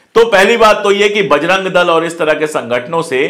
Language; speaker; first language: Hindi; native; Hindi